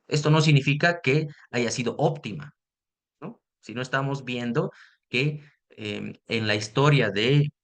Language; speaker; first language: Spanish; native; Spanish